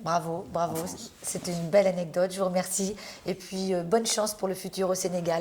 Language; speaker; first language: French; native; French